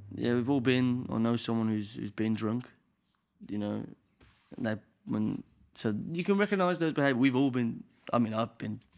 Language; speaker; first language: English; native; English